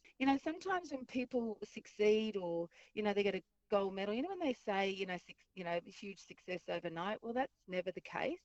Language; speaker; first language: English; native; English